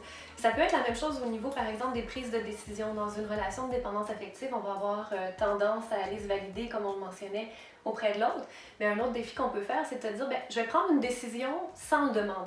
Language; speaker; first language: French; native; French